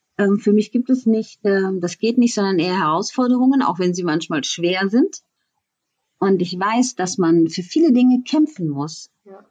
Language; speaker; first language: German; native; German